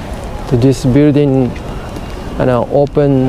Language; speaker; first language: English; non-native, learner; Japanese